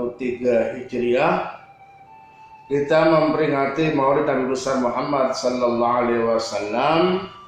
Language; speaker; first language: Indonesian; native; Indonesian